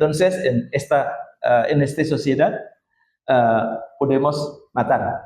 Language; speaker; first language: Spanish; non-native, learner; Indonesian